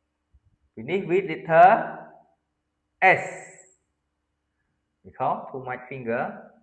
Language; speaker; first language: English; non-native, learner; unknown